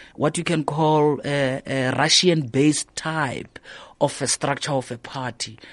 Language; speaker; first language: English; non-native, local second language; Northern Sotho